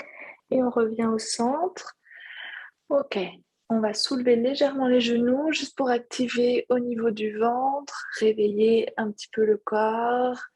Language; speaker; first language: French; native; French